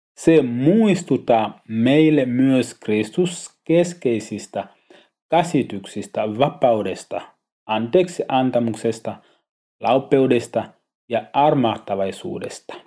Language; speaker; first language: Finnish; non-native, learner; Swahili